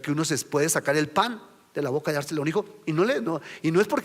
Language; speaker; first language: Spanish; native; Spanish